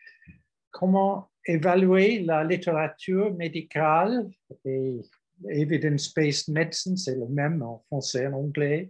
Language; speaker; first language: French; non-native, learner; English